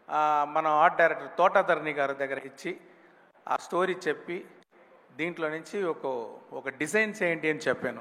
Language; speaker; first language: Telugu; non-native, local second language; Tamil